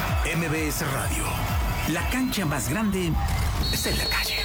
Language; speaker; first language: Spanish; native; Spanish